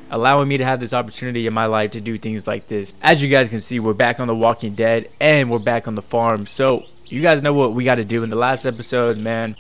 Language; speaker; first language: English; native; English